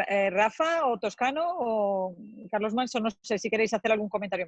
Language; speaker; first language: Spanish; native; Spanish